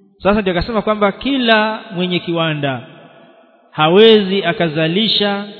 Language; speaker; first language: Swahili; native; Swahili